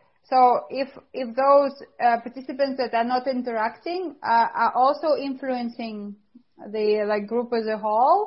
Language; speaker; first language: English; non-native, fluent; Russian